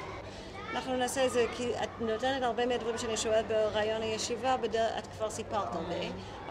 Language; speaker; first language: Hebrew; native; Hebrew